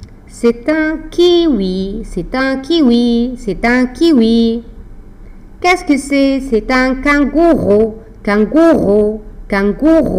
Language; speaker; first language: French; non-native, fluent; Arabic